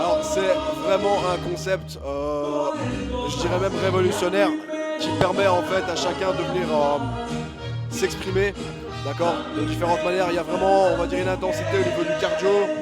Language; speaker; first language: French; native; French